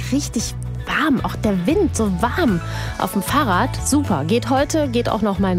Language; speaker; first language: German; native; German